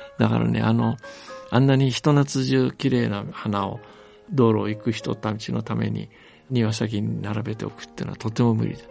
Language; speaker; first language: Japanese; native; Japanese